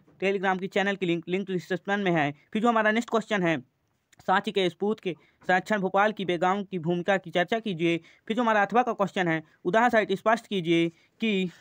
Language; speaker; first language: Hindi; native; Hindi